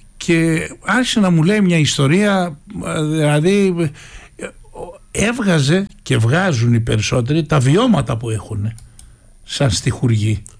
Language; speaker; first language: Greek; native; Greek